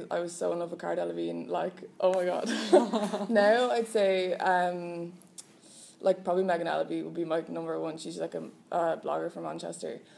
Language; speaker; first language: English; native; English